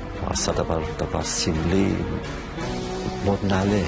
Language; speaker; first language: Hebrew; non-native, fluent; Yiddish